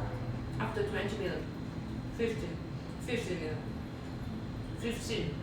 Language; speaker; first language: English; non-native, learner; Russian